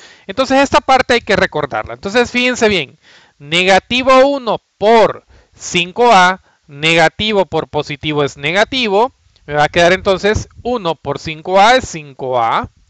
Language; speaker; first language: Spanish; native; Spanish